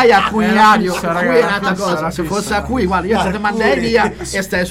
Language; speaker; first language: Italian; native; Italian